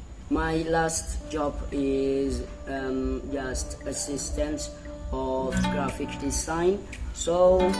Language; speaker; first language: English; non-native, learner; Indonesian